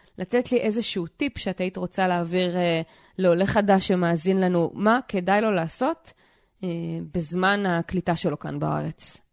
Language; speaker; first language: Hebrew; native; Hebrew